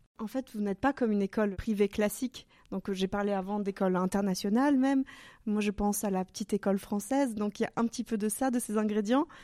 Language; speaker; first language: French; native; French